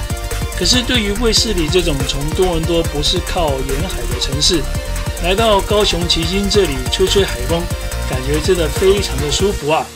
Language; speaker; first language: Chinese; native; Chinese